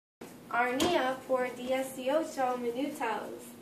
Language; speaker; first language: Spanish; non-native, learner; English